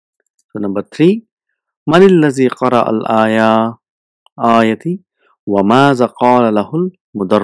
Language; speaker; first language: Arabic; non-native, fluent; English